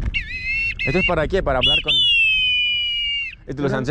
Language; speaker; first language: Spanish; non-native, learner; Greek